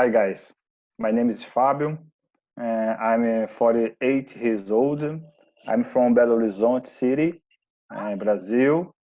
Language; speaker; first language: English; non-native, learner; Portuguese